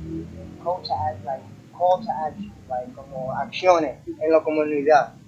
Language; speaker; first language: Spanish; early bilingual, heritage; English